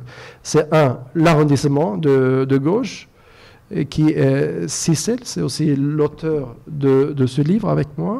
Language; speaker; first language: French; non-native, fluent; Norwegian